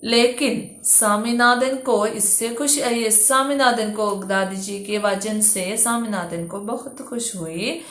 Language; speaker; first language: Hindi; non-native, local second language; Malayalam